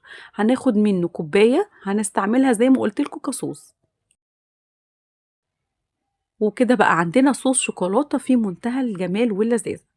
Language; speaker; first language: Arabic; native; Arabic